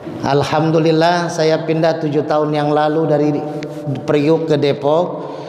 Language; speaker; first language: Indonesian; native; Indonesian